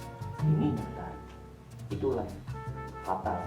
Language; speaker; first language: Indonesian; native; Indonesian